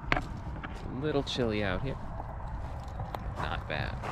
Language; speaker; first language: English; native; English